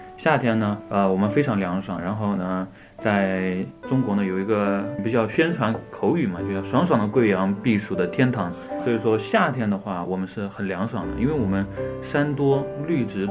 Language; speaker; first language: Chinese; native; Chinese